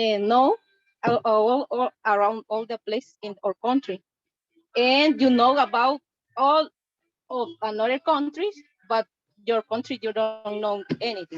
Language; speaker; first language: English; non-native, learner; Spanish